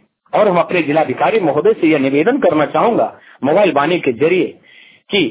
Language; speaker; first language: Hindi; native; Hindi